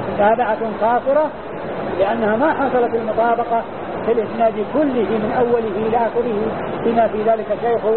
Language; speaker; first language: Arabic; native; Arabic